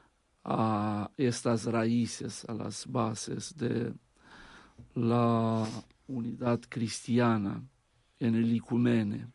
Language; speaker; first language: Spanish; non-native, fluent; Romanian